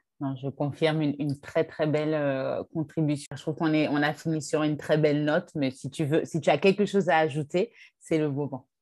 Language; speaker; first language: French; native; French